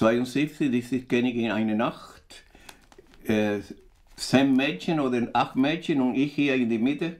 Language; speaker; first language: German; non-native, fluent; Spanish